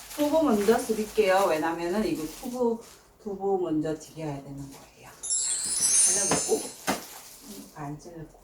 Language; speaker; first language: Korean; non-native, learner; Filipino